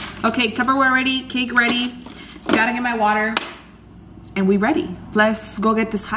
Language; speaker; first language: English; early bilingual, other home language; Spanish